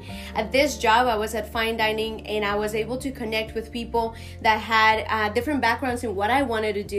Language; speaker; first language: English; non-native, fluent; Spanish